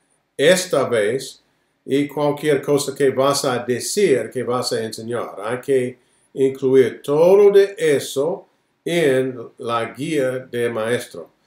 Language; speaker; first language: Spanish; non-native, fluent; English